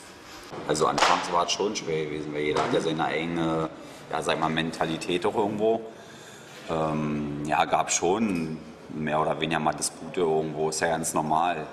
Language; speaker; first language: German; native; German